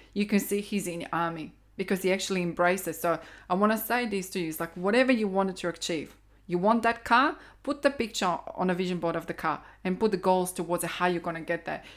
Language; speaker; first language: English; non-native, fluent; Croatian